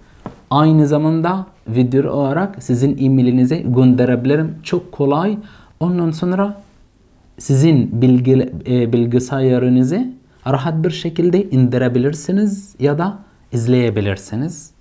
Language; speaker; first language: Turkish; non-native, fluent; Arabic